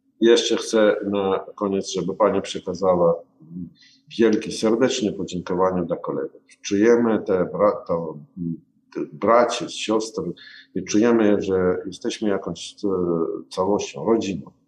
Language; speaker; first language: Polish; non-native, learner; Ukrainian